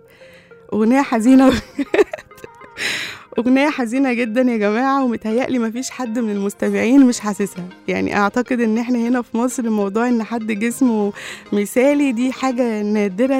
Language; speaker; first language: Arabic; native; Arabic